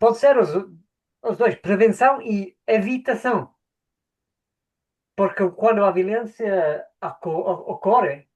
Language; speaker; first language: Portuguese; non-native, fluent; English